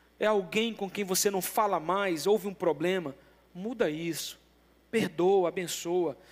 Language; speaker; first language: Portuguese; native; Portuguese